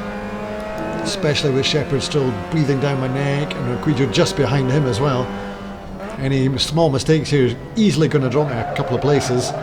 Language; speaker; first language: English; native; English